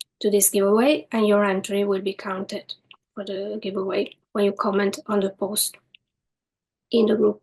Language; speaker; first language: English; non-native, fluent; Italian